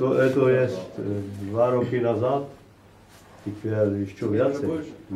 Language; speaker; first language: Czech; non-native, learner; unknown